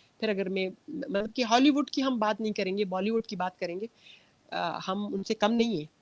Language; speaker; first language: Urdu; non-native, local second language; Pashto